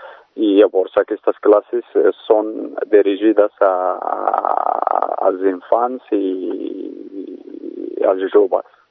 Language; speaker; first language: Catalan; non-native, fluent; Berber languages